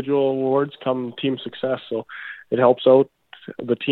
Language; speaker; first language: English; native; English